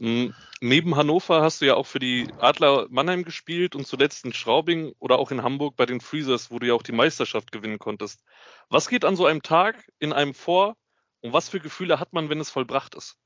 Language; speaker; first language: German; native; German